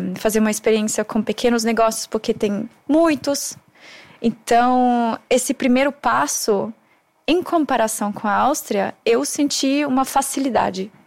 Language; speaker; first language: Portuguese; non-native, fluent; German